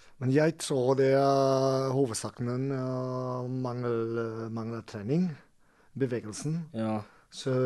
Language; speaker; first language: Norwegian; non-native, learner; German